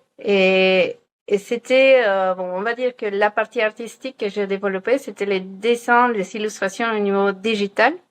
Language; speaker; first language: French; non-native, fluent; Spanish